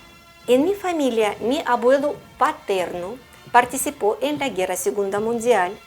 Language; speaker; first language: Spanish; non-native, fluent; Russian